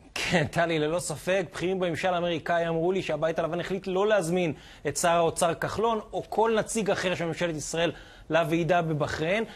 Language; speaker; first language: Hebrew; native; Hebrew